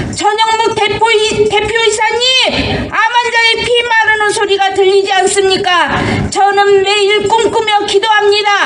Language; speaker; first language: Korean; native; Korean